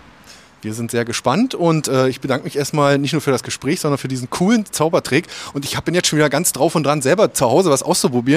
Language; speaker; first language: German; native; German